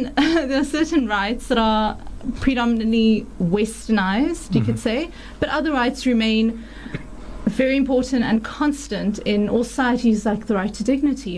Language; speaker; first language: English; native; English